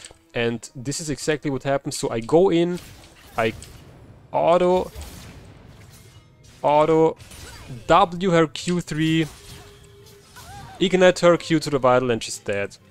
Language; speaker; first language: English; non-native, fluent; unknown